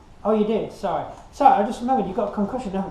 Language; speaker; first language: English; native; English